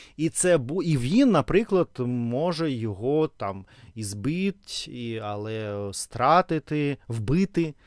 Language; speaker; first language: Ukrainian; non-native, local second language; Russian